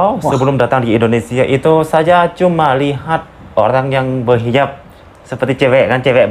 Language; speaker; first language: Indonesian; non-native, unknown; Lao